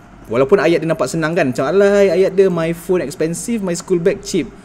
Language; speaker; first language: English; non-native, local second language; Malay